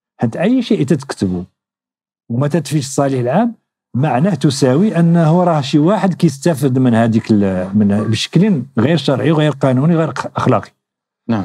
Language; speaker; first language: Arabic; native; Arabic